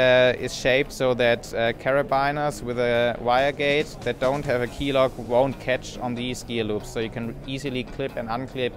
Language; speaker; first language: English; non-native, fluent; German